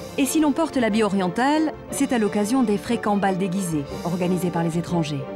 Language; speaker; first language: French; native; French